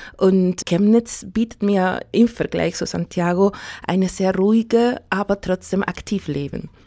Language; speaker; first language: German; non-native, fluent; Spanish